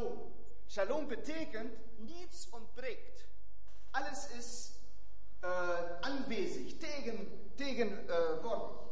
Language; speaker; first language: Dutch; non-native, fluent; German